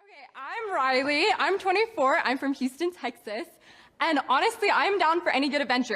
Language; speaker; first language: English; native; English